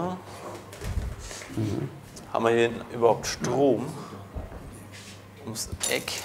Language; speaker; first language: German; native; German